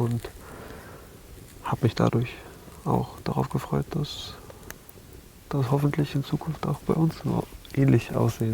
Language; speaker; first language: German; native; German